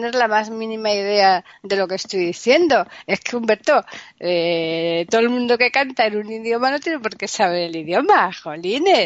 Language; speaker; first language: Spanish; native; Spanish